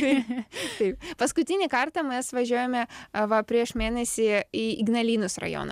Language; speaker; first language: Lithuanian; non-native, learner; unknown